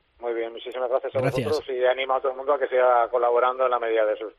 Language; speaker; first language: Spanish; native; Spanish